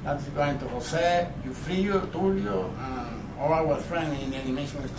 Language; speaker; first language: English; non-native, learner; Spanish